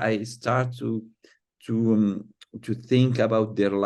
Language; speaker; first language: English; non-native, fluent; Arabic